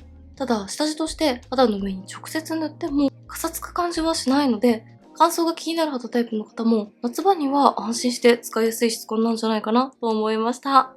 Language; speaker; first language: Japanese; native; Japanese